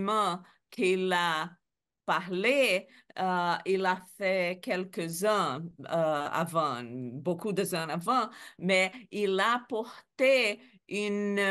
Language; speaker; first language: French; non-native, learner; Portuguese